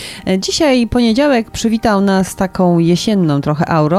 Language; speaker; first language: Polish; native; Polish